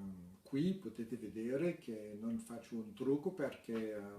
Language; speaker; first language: Italian; non-native, fluent; French